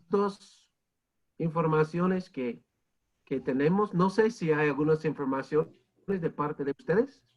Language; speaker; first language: Spanish; non-native, fluent; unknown